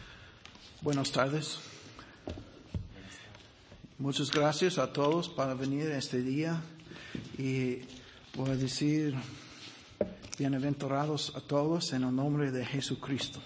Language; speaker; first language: Spanish; non-native, learner; English